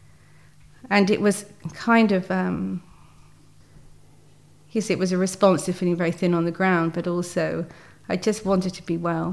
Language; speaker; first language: English; native; English